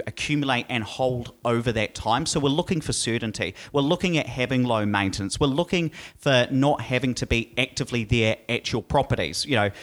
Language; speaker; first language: English; native; English